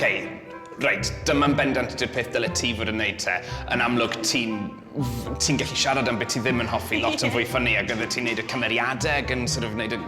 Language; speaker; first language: Welsh; native; Welsh